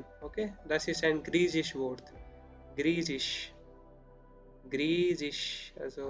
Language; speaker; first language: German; non-native, learner; Spanish